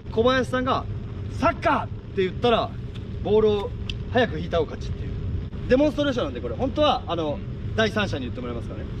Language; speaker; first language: Japanese; native; Japanese